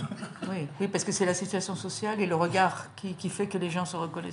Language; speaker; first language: French; native; French